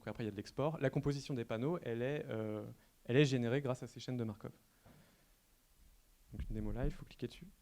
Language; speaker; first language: French; native; French